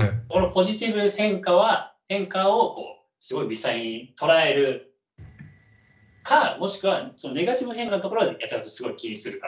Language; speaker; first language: Japanese; native; Japanese